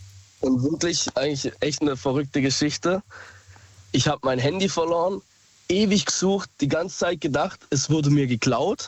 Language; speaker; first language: German; native; German